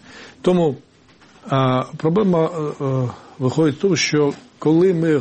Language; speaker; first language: Ukrainian; non-native, fluent; Georgian